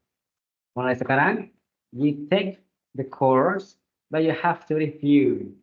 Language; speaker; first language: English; non-native, fluent; Indonesian